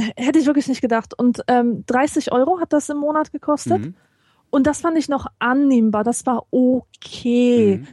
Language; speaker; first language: German; native; German